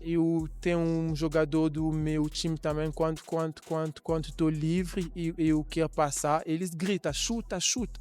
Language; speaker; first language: Portuguese; non-native, learner; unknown